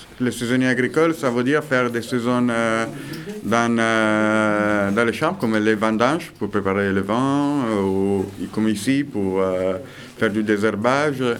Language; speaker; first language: French; non-native, fluent; Italian